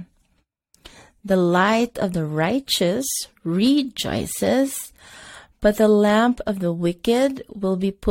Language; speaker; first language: English; non-native, local second language; Cebuano